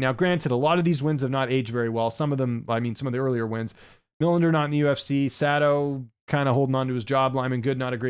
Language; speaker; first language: English; native; English